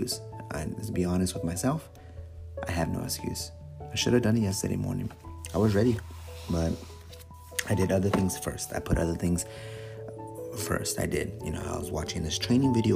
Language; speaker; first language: English; native; English